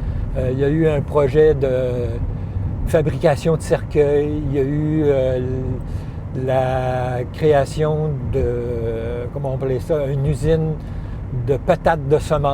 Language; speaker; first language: French; native; French